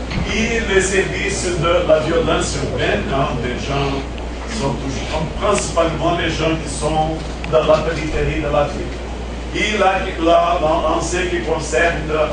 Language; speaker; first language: French; non-native, fluent; Portuguese